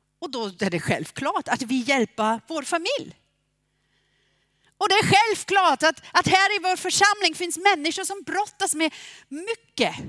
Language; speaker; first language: Swedish; non-native, fluent; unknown